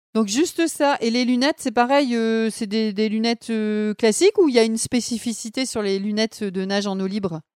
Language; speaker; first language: French; native; French